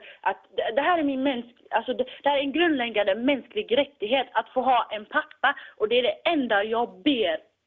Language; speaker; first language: Swedish; early bilingual, other home language; Tigrinya